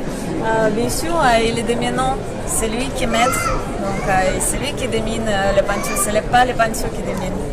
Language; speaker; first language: French; non-native, fluent; Russian